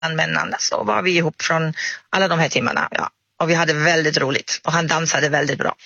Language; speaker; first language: Swedish; non-native, fluent; German